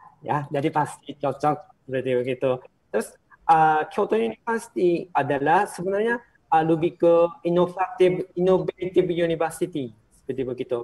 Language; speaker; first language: Indonesian; non-native, fluent; Japanese